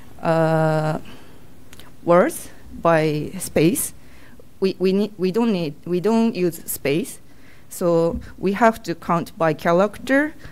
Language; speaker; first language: English; non-native, learner; Japanese